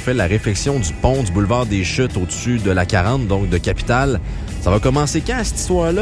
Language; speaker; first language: French; native; French